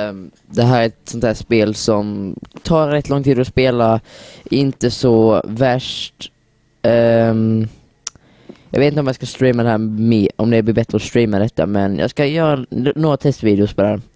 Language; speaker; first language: Swedish; native; Swedish